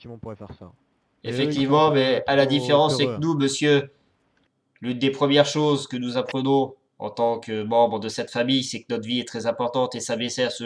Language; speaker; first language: French; native; French